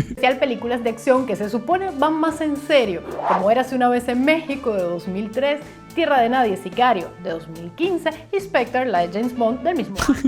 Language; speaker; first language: Spanish; native; Spanish